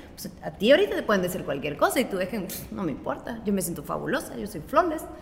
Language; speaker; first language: Spanish; native; Spanish